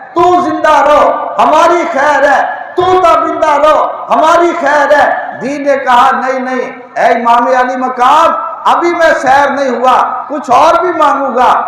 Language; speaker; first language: Urdu; non-native, local second language; Punjabi